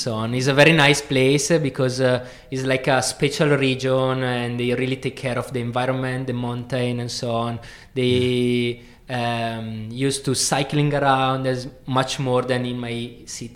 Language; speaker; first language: English; non-native, fluent; Italian